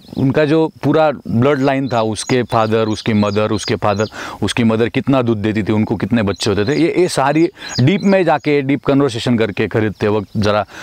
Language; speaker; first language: Hindi; non-native, local second language; Marathi